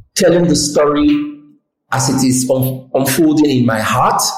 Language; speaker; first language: English; non-native, local second language; Yoruba